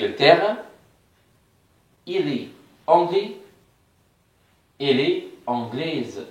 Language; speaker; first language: French; non-native, fluent; Arabic